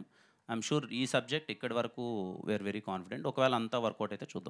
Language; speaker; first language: Telugu; native; Telugu